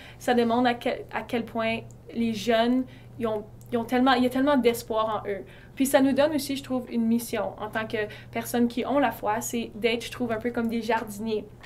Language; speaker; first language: French; native; French